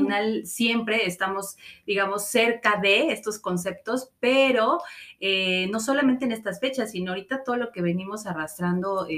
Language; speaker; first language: Spanish; native; Spanish